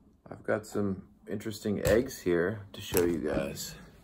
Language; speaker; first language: English; native; English